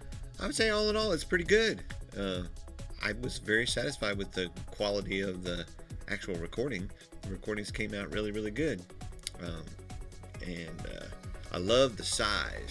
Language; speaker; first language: English; native; English